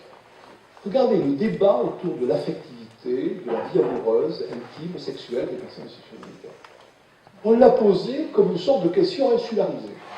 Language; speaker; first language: French; native; French